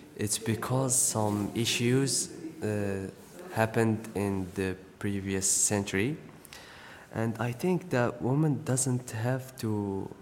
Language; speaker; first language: English; non-native, fluent; Arabic